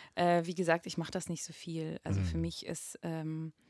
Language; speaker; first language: German; non-native, fluent; Russian